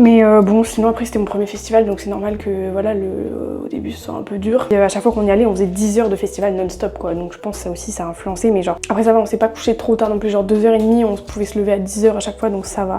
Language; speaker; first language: French; native; French